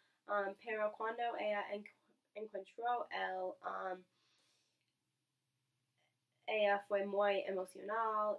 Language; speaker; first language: Spanish; non-native, learner; English